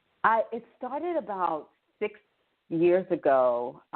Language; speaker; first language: English; native; English